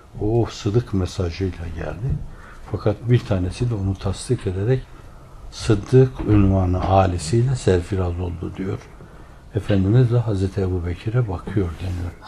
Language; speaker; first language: Turkish; native; Turkish